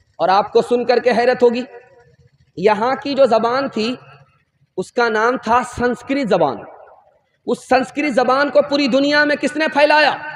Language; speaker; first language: Urdu; non-native, local second language; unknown